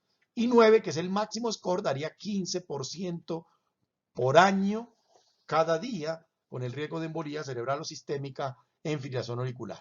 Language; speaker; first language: Spanish; native; Spanish